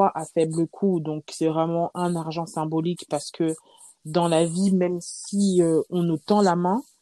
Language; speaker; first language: French; native; French